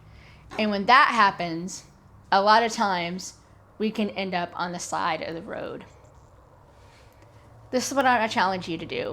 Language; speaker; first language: English; native; English